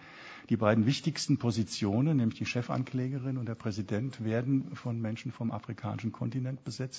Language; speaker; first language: German; native; German